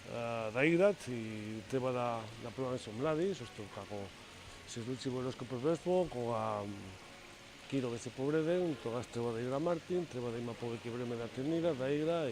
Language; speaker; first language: Macedonian; non-native, fluent; Spanish